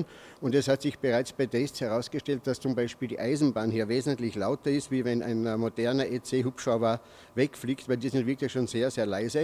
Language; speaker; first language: German; native; German